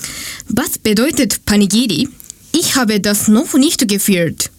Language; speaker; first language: German; non-native, learner; Japanese